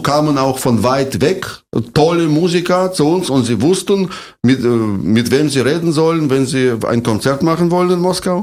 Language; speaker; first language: German; non-native, fluent; Russian